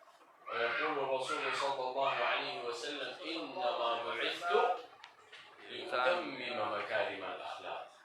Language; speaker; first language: Arabic; native; Arabic